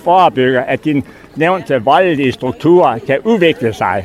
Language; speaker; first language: Danish; native; Danish